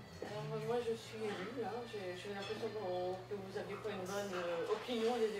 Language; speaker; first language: French; native; French